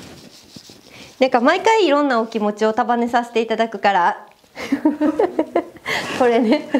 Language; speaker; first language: Japanese; native; Japanese